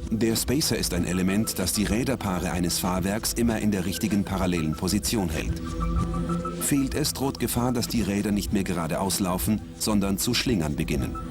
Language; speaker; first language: German; native; German